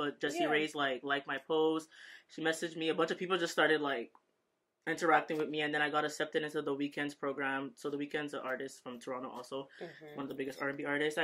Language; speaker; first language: English; native; English